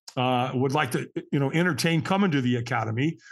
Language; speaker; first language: English; native; English